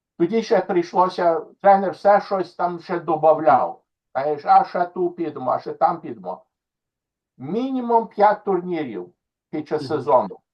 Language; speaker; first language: Ukrainian; early bilingual, heritage; Ukrainian